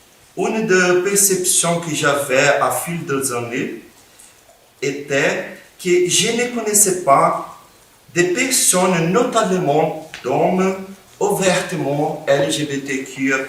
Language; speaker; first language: French; non-native, fluent; Portuguese